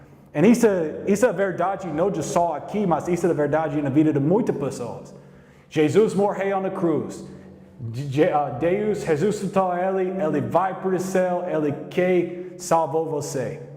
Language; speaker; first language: Portuguese; non-native, learner; English